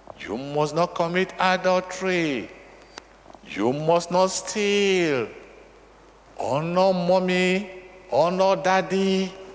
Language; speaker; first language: English; non-native, local second language; Igbo